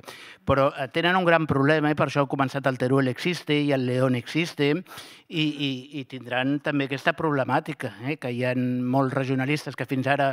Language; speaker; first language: Catalan; native; Catalan